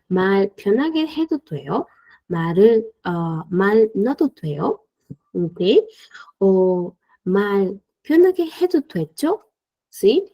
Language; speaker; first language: Korean; non-native, fluent; Spanish